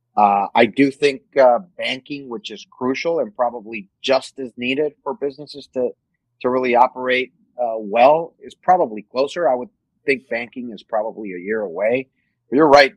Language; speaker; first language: English; non-native, fluent; Spanish